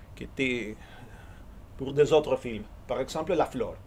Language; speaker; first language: French; non-native, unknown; Spanish